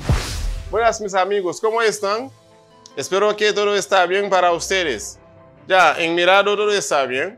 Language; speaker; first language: Spanish; non-native, fluent; Haitian Creole